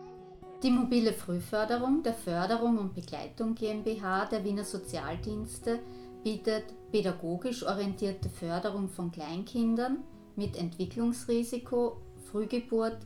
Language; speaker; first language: German; native; German